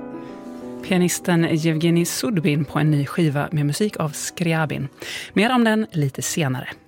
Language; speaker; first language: Swedish; native; Swedish